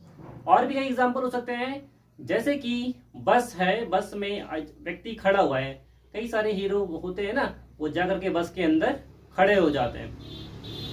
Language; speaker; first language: Hindi; native; Hindi